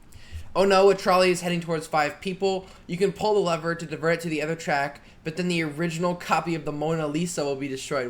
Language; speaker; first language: English; native; English